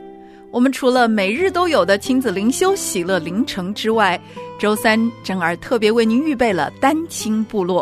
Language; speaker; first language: Chinese; native; Chinese